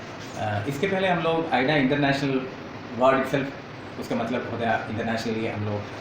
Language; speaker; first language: Hindi; non-native, local second language; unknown